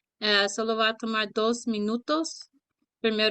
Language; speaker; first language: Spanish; early bilingual, heritage; Spanish